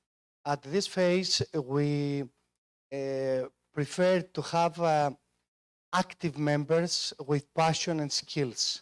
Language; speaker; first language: English; non-native, fluent; Greek